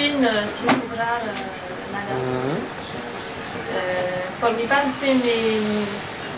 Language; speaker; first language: Spanish; non-native, learner; French